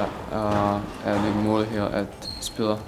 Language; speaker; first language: Danish; non-native, learner; Slovak